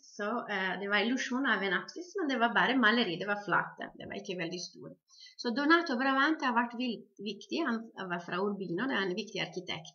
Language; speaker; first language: Norwegian; non-native, fluent; Italian